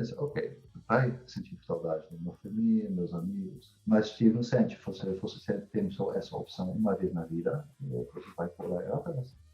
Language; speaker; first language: Portuguese; non-native, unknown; Dutch